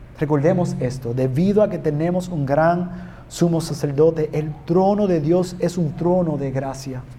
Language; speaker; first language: Spanish; non-native, fluent; English